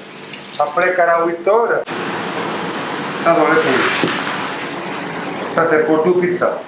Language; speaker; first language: French; non-native, learner; Italian